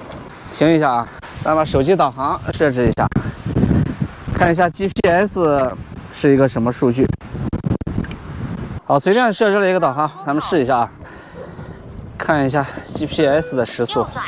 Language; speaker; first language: Chinese; native; Chinese